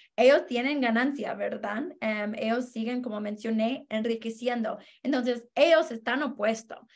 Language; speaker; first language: Spanish; non-native, fluent; English